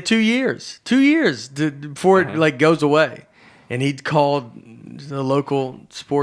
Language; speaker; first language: English; native; English